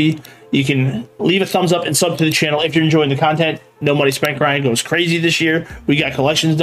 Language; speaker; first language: English; native; English